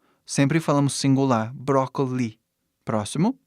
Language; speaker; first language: Portuguese; non-native, fluent; English